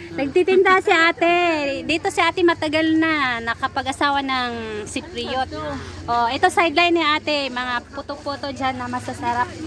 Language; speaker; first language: Filipino; non-native, local second language; Cebuano